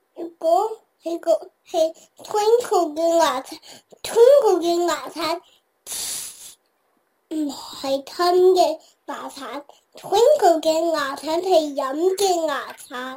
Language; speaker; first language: Chinese; early bilingual, heritage; Cantonese